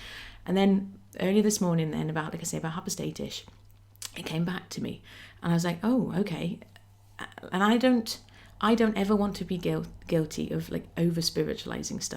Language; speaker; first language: English; native; English